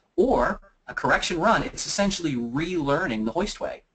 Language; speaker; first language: English; native; English